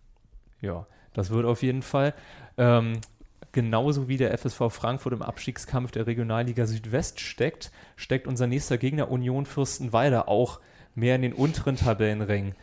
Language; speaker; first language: German; native; German